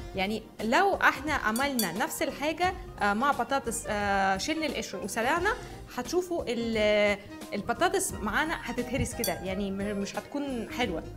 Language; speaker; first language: Arabic; non-native, fluent; Russian